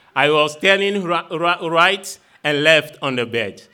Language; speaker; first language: English; non-native, fluent; Ewe